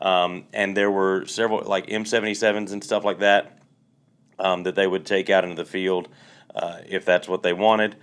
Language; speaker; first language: English; native; English